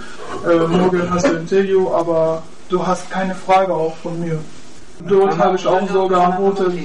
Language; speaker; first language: German; non-native, learner; Persian